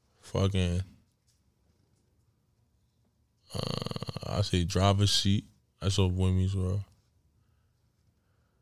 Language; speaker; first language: English; native; English